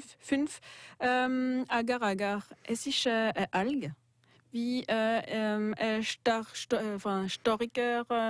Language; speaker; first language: German; non-native, local second language; French